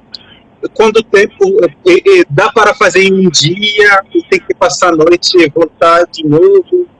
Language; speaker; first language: Portuguese; non-native, fluent; French